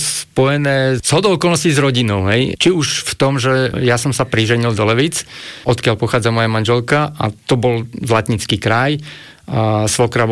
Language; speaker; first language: Slovak; native; Slovak